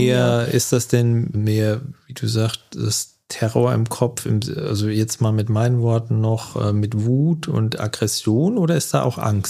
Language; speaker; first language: German; native; German